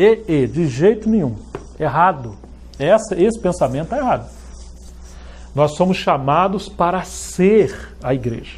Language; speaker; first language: Portuguese; native; Portuguese